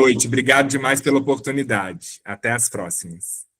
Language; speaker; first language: Portuguese; native; Portuguese